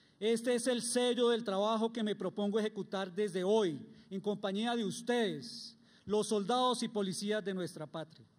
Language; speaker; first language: Spanish; native; Spanish